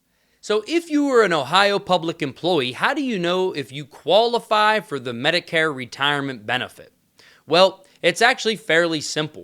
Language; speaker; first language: English; native; English